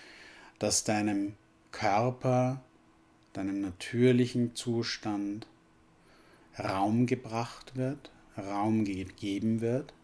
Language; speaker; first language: German; native; German